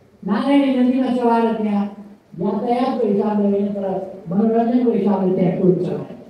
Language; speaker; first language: Nepali; native; Nepali